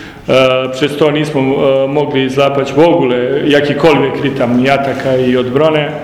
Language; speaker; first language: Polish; non-native, learner; Croatian